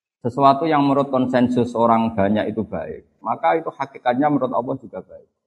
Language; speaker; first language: Indonesian; non-native, local second language; Javanese